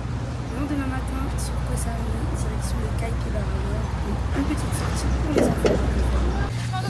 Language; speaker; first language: French; native; French